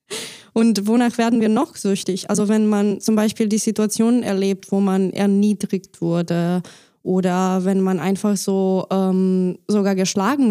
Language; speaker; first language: German; non-native, fluent; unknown